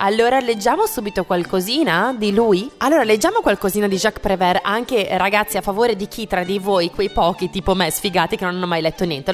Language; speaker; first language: Italian; native; Italian